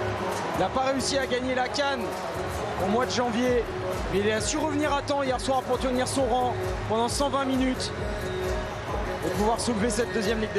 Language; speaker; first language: French; native; French